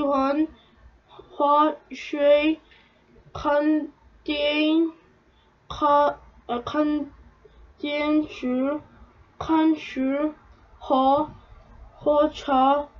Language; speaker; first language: Chinese; non-native, learner; Korean